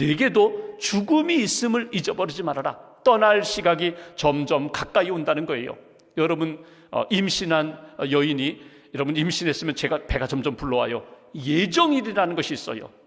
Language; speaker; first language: Korean; native; Korean